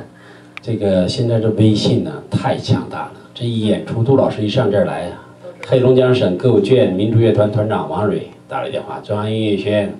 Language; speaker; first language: Chinese; native; Chinese